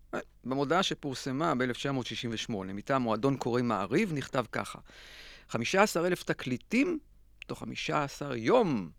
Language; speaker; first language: Hebrew; native; Hebrew